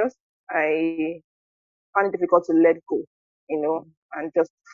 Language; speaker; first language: English; non-native, local second language; Igbo